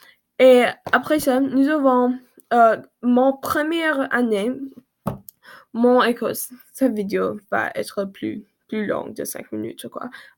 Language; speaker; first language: French; non-native, learner; English